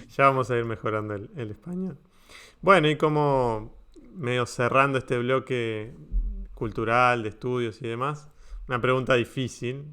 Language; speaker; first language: Spanish; native; Spanish